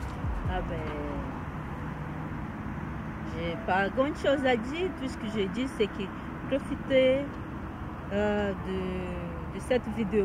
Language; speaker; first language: French; non-native, learner; Portuguese